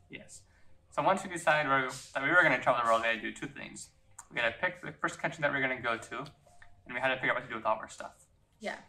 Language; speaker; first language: English; native; English